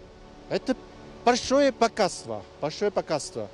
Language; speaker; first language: Russian; non-native, fluent; Chinese